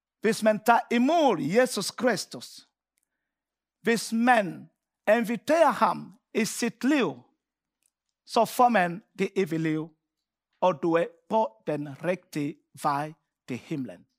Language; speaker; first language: Danish; non-native, fluent; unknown